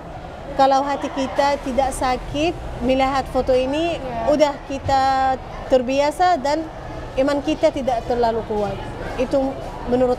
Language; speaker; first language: Indonesian; non-native, fluent; Arabic